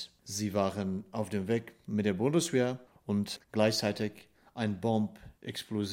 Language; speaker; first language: German; non-native, fluent; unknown